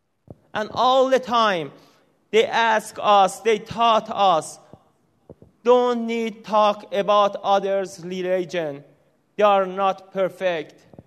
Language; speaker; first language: English; non-native, learner; Persian